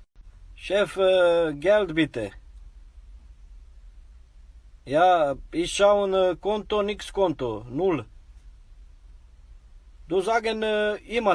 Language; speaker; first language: German; non-native, learner; Somali